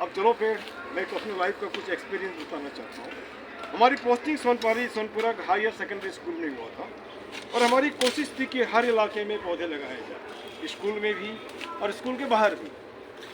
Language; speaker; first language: Hindi; native; Hindi